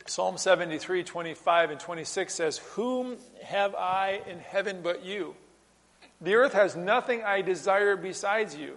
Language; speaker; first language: English; native; English